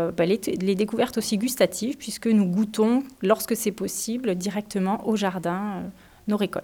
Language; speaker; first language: French; native; French